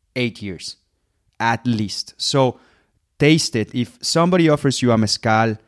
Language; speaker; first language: English; non-native, fluent; Spanish